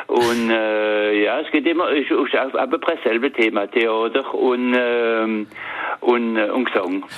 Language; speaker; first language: German; early bilingual, heritage; French